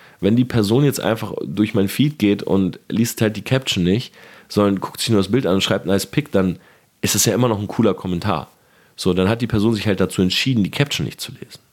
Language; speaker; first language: German; native; German